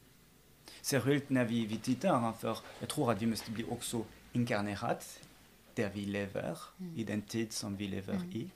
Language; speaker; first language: Swedish; non-native, fluent; French